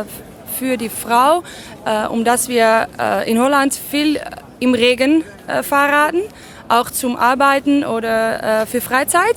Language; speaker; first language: German; non-native, learner; Dutch